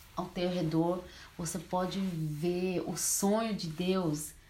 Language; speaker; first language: Portuguese; early bilingual, heritage; Portuguese